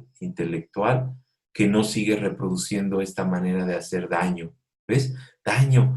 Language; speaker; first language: Spanish; native; Spanish